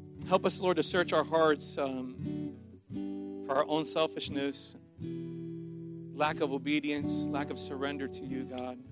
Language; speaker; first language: English; native; English